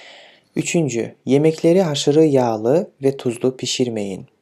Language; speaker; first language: Turkish; non-native, fluent; Kyrgyz